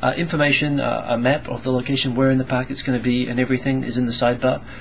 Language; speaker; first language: English; native; English